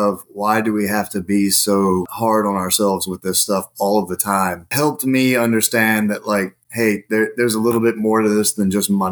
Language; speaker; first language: English; native; English